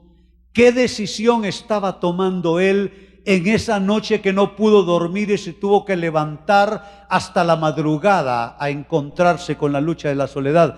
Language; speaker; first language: Spanish; native; Spanish